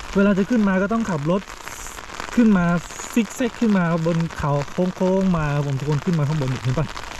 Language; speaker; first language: Thai; native; Thai